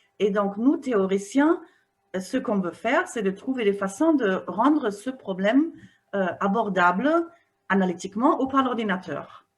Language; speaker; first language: French; non-native, fluent; German